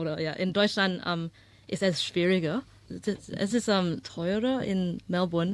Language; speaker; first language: German; non-native, learner; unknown